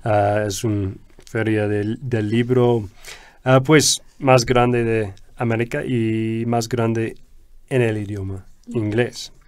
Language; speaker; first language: Spanish; non-native, fluent; English